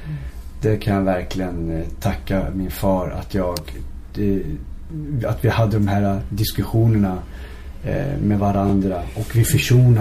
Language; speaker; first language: Swedish; early bilingual, other home language; Syriac